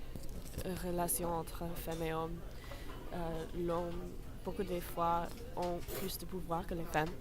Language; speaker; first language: French; non-native, learner; English